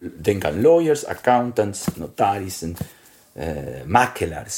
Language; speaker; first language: Dutch; non-native, learner; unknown